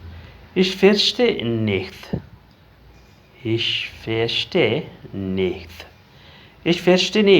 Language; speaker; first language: German; non-native, learner; Urdu